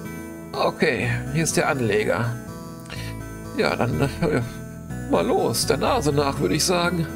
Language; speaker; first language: German; native; German